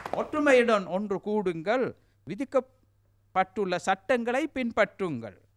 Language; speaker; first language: Tamil; non-native, local second language; Sinhala